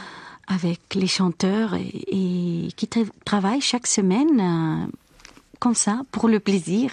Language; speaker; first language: French; non-native, fluent; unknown